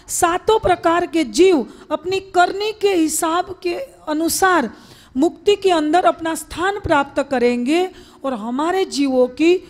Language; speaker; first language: Hindi; non-native, local second language; Gujarati